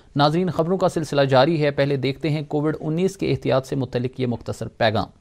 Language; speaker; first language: Urdu; non-native, local second language; Kashmiri